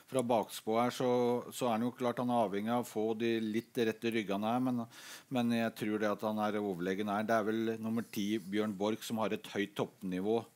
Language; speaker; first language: Norwegian; native; Norwegian